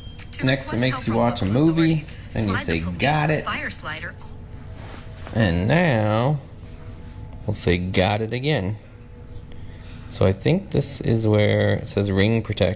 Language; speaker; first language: English; native; English